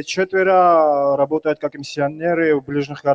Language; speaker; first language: Russian; non-native, local second language; Georgian